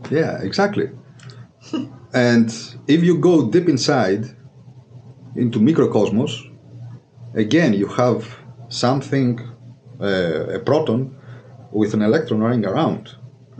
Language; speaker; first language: English; non-native, fluent; Greek